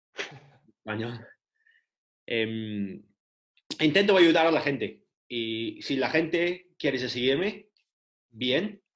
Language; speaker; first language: Spanish; non-native, learner; English